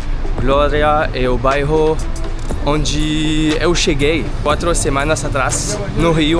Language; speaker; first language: Portuguese; non-native, learner; French